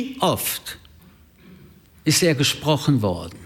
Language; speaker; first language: German; early bilingual, other home language; French